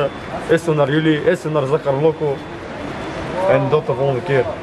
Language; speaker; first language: Dutch; non-native, local second language; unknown